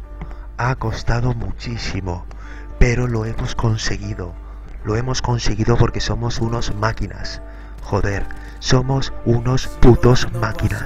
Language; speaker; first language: Spanish; native; Spanish